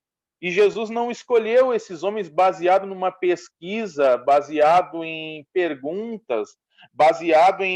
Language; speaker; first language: Portuguese; native; Portuguese